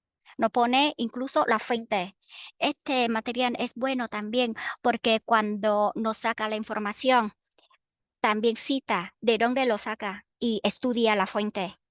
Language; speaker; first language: Spanish; non-native, fluent; Vietnamese